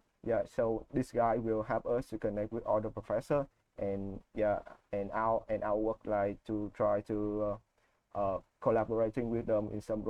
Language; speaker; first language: English; non-native, learner; Vietnamese